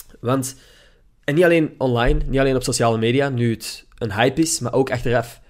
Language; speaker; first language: Dutch; native; Dutch